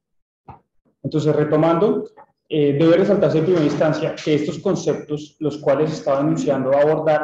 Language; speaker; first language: Spanish; native; Spanish